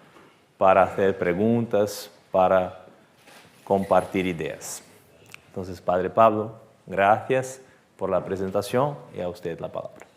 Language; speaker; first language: Spanish; non-native, fluent; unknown